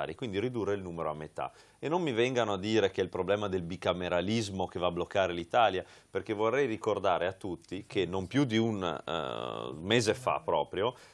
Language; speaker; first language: Italian; native; Italian